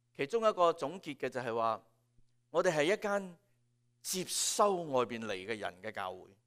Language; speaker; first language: Cantonese; native; Cantonese